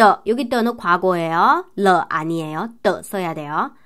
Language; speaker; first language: Korean; non-native, fluent; Chinese